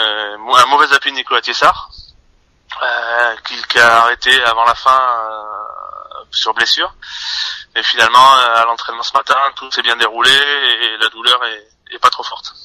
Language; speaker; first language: French; native; French